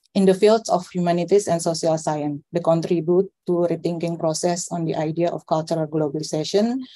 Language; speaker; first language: English; non-native, fluent; Indonesian